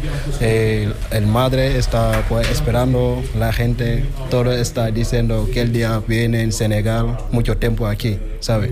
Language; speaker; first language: Spanish; non-native, learner; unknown